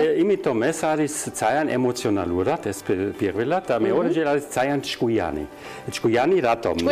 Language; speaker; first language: Georgian; non-native, learner; German